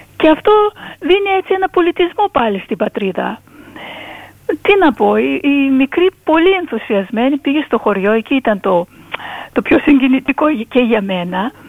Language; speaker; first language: Greek; early bilingual, heritage; Greek